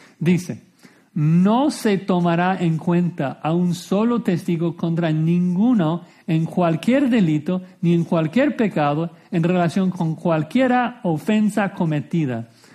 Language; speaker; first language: Spanish; non-native, fluent; English